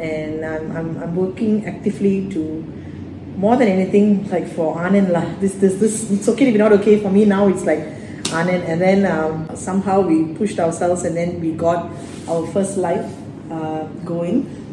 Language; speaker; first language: English; non-native, local second language; Tamil